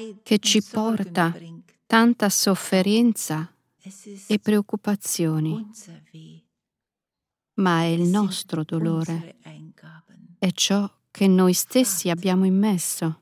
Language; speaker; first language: Italian; native; Italian